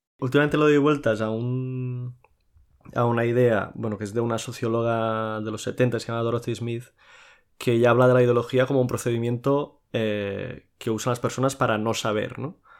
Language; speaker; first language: Spanish; non-native, local second language; Catalan